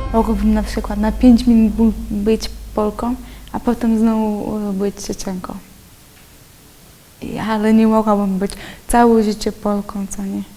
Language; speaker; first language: Polish; non-native, fluent; Chechen